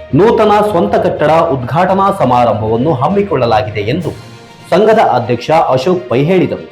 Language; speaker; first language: Kannada; native; Kannada